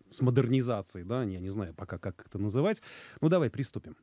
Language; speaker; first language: Russian; native; Russian